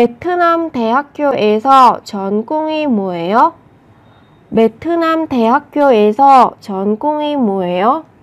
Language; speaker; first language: Korean; non-native, fluent; Vietnamese